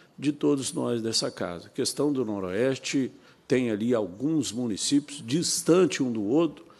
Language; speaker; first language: Portuguese; native; Portuguese